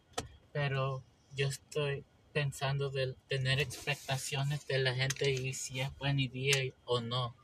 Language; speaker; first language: Spanish; early bilingual, heritage; English